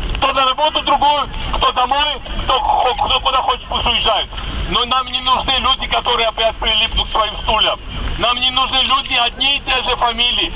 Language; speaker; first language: Russian; non-native, local second language; Georgian